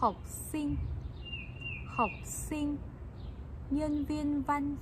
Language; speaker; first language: Vietnamese; non-native, fluent; Korean